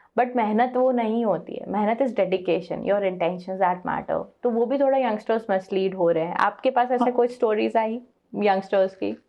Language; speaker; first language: Hindi; native; Hindi